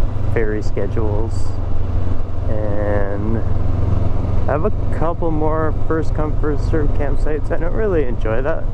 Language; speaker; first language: English; native; English